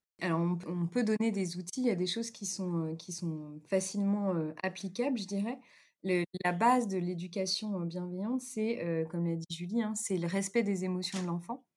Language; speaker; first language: French; native; French